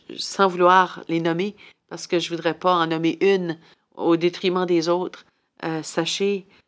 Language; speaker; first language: French; native; French